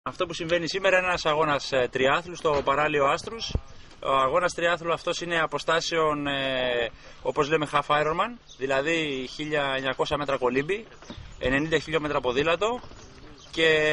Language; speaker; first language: Greek; native; Greek